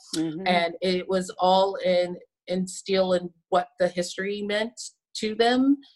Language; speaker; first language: English; native; English